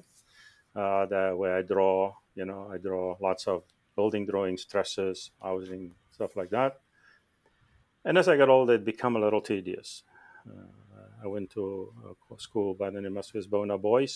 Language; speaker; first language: English; non-native, local second language; Afrikaans